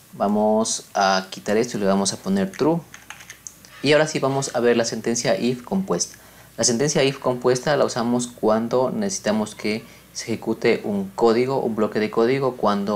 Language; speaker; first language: Spanish; native; Spanish